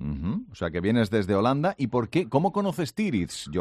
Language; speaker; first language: Spanish; native; Spanish